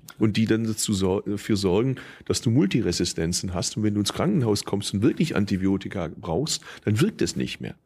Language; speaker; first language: German; early bilingual, other home language; Turkish